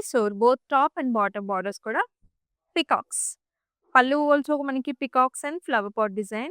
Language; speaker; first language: Telugu; native; Telugu